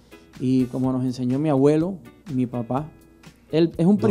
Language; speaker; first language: Spanish; native; Spanish